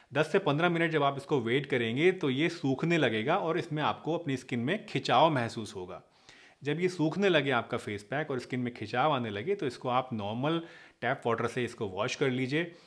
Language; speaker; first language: Hindi; native; Hindi